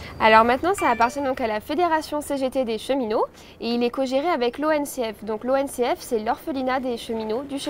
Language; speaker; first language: French; native; French